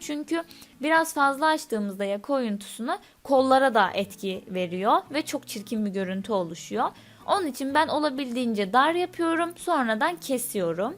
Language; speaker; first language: Turkish; native; Turkish